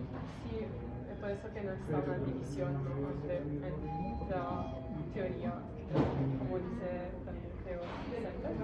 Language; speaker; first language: Spanish; non-native, fluent; Italian